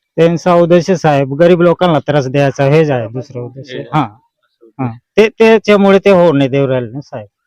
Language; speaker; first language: Marathi; non-native, local second language; Bhili